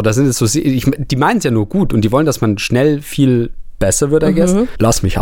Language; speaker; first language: German; native; German